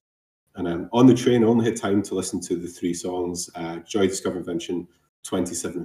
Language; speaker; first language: English; native; English